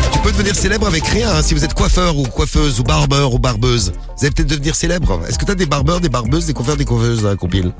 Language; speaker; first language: French; native; French